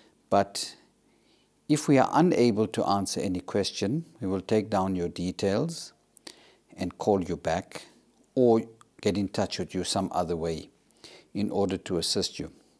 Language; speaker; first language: English; native; English